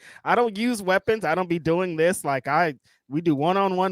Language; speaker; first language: English; native; English